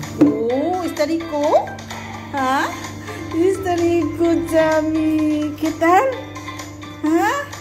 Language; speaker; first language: Spanish; non-native, learner; Filipino